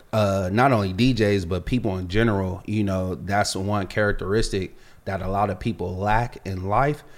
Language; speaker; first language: English; native; English